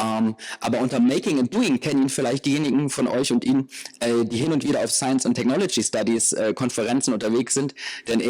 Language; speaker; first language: German; native; German